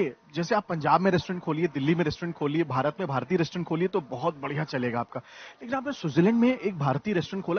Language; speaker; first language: Hindi; native; Hindi